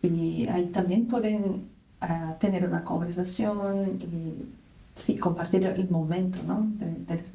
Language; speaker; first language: Spanish; non-native, fluent; Portuguese